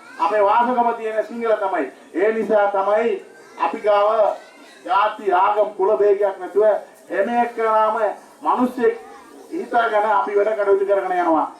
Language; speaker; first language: Sinhala; non-native, local second language; Tamil